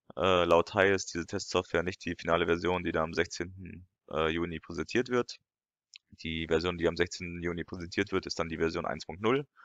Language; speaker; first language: German; non-native, fluent; French